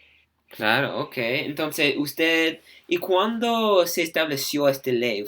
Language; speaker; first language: Spanish; non-native, fluent; English